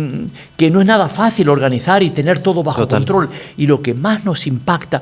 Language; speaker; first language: Spanish; native; Spanish